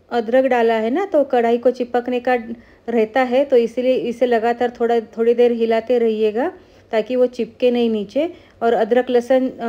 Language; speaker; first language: Hindi; non-native, local second language; Marathi